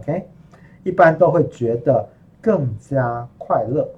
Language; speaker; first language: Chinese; non-native, fluent; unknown